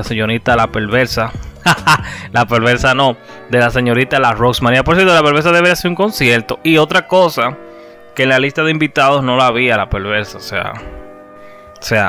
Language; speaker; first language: Spanish; native; Spanish